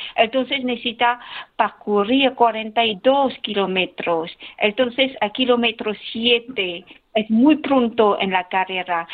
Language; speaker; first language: Spanish; non-native, learner; Khmer